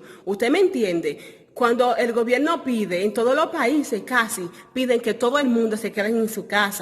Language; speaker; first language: Spanish; non-native, fluent; Haitian Creole